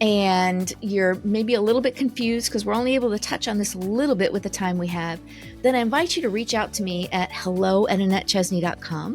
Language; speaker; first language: English; native; English